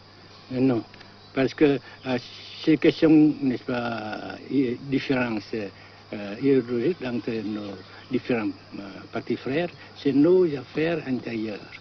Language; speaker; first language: French; non-native, local second language; Vietnamese